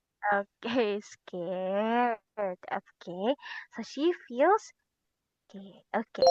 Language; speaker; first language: English; non-native, local second language; Filipino